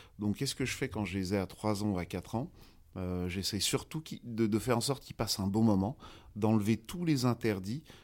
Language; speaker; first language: French; native; French